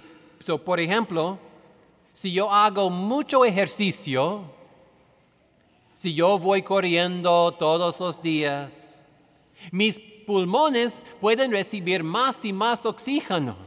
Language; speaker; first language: Spanish; non-native, fluent; English